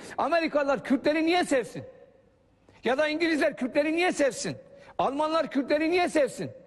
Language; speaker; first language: Turkish; non-native, local second language; Kurdish